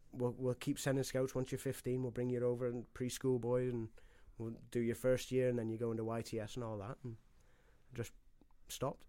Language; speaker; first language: English; native; English